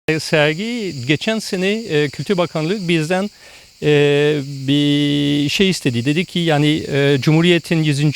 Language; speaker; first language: Turkish; non-native, fluent; French